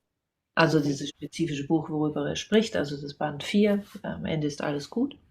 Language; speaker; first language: German; non-native, fluent; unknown